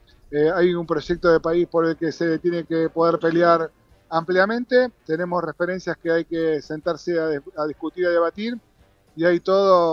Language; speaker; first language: Spanish; native; Spanish